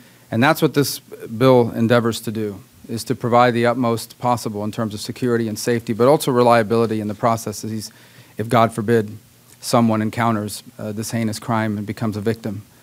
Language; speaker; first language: English; native; English